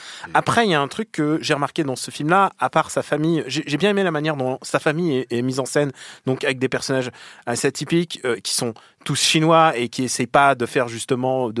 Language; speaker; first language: French; native; French